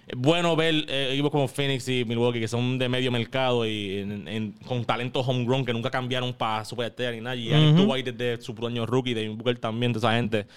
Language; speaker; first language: Spanish; native; Spanish